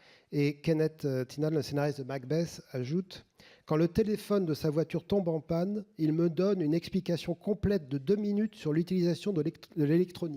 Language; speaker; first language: French; native; French